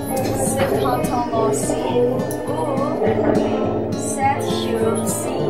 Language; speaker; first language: French; non-native, learner; English